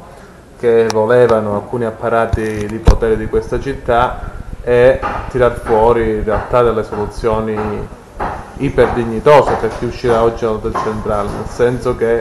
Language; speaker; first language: Italian; native; Italian